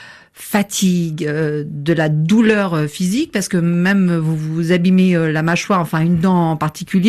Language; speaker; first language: French; native; French